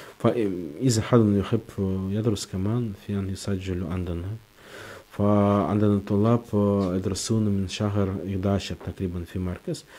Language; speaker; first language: Arabic; non-native, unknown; Russian